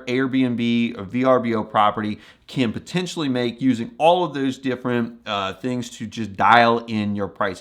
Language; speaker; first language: English; native; English